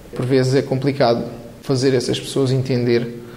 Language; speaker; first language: Portuguese; non-native, fluent; Romanian